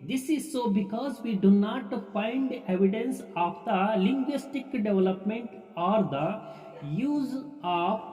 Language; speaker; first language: English; non-native, local second language; Kannada